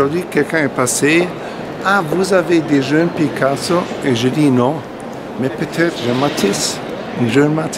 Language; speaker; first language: French; non-native, fluent; German